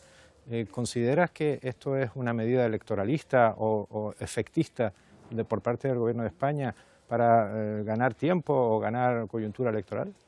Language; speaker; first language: Spanish; native; Spanish